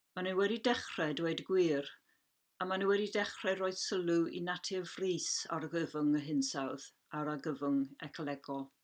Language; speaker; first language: Welsh; non-native, local second language; English